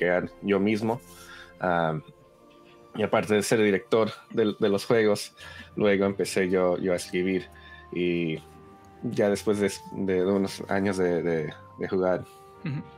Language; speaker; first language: Spanish; early bilingual, heritage; Spanish